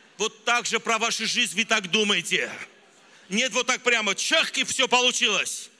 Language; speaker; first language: Russian; non-native, local second language; Armenian